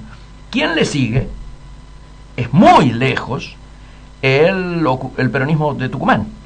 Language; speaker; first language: Spanish; native; Spanish